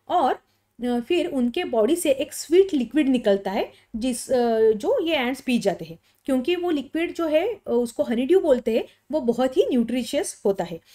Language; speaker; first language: Hindi; non-native, local second language; Marathi